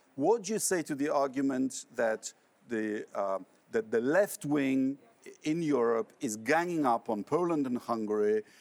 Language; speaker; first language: English; non-native, fluent; Polish